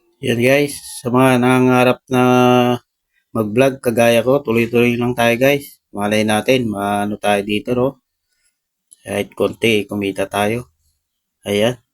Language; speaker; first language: Filipino; native; Filipino